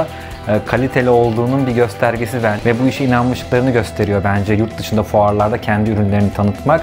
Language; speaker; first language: Turkish; native; Turkish